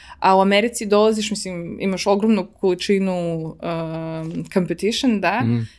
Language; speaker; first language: Serbian; early bilingual, heritage; Serbian